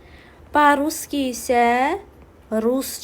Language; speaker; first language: Russian; non-native, learner; Azerbaijani